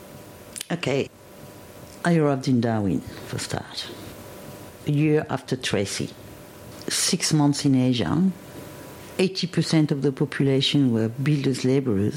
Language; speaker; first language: English; non-native, fluent; French